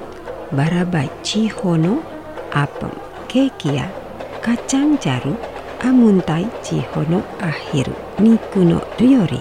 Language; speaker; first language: Japanese; non-native, fluent; Indonesian